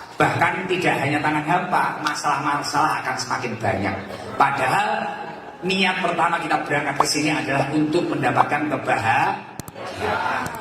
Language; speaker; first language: Indonesian; non-native, local second language; Javanese